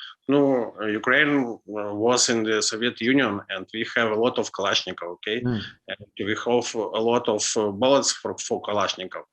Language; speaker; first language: English; non-native, learner; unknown